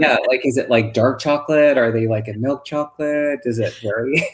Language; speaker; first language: English; native; English